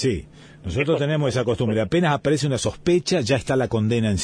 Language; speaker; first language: Spanish; native; Spanish